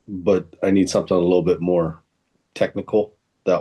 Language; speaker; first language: English; native; English